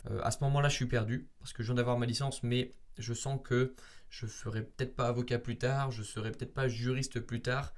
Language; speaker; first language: French; native; French